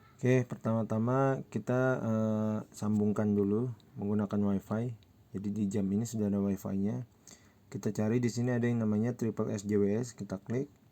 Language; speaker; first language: Indonesian; native; Indonesian